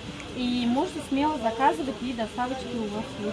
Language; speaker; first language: Russian; non-native, local second language; Tajik